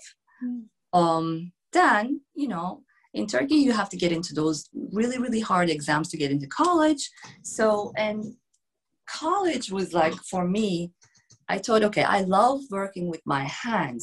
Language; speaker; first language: English; non-native, fluent; Turkish